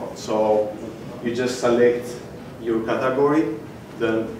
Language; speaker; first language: English; non-native, fluent; Amharic